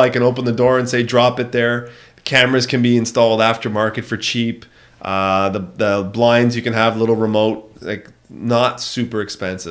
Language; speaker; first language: English; native; English